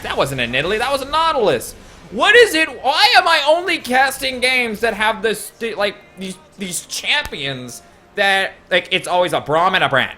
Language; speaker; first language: English; native; English